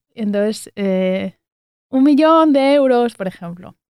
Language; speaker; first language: Spanish; native; Spanish